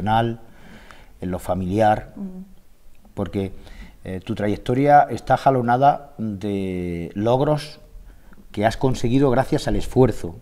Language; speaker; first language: Spanish; native; Spanish